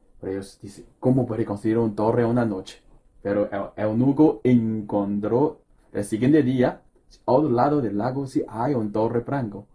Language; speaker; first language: Spanish; non-native, fluent; Chinese